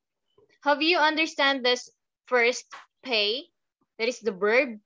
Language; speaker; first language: English; non-native, fluent; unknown